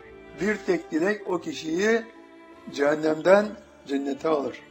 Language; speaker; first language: Turkish; native; Turkish